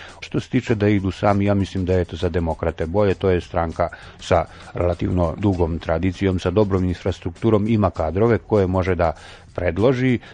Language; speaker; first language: Serbian; non-native, local second language; Rusyn